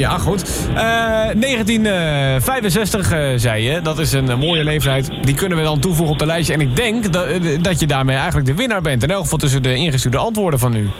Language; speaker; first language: Dutch; native; Dutch